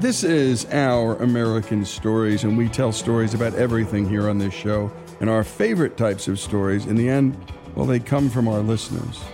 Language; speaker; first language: English; native; English